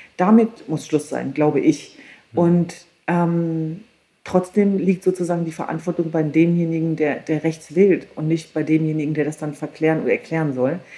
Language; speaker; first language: German; early bilingual, other home language; Kurdish